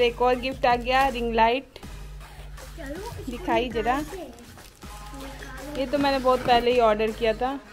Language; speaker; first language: Hindi; native; Hindi